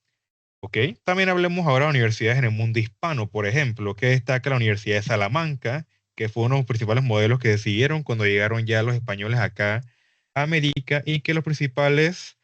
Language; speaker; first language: Spanish; native; Spanish